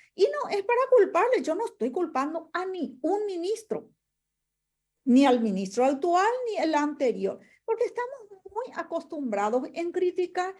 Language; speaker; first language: Spanish; non-native, local second language; Guarani